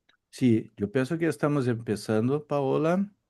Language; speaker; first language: Spanish; non-native, fluent; Portuguese